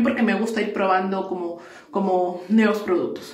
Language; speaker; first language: Spanish; native; Spanish